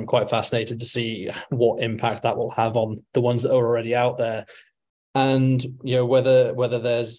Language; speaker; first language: English; native; English